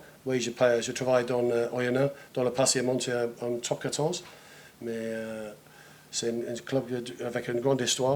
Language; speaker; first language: French; non-native, fluent; English